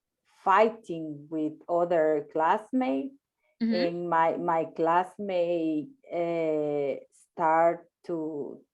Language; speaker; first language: English; non-native, learner; Spanish